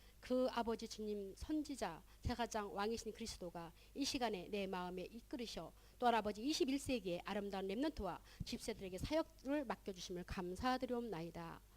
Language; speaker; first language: Korean; native; Korean